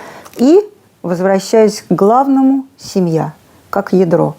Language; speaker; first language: Russian; native; Russian